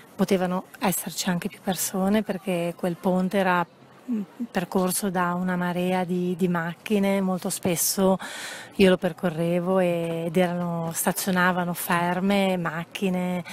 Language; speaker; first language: Italian; native; Italian